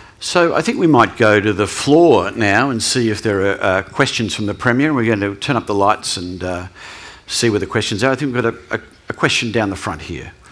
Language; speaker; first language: English; native; English